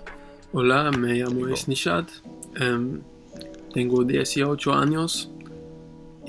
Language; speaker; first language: Spanish; non-native, learner; German